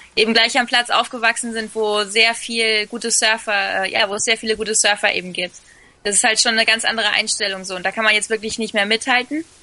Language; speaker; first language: German; early bilingual, other home language; Spanish